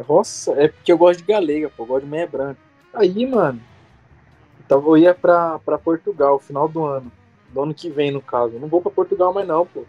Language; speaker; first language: Portuguese; native; Portuguese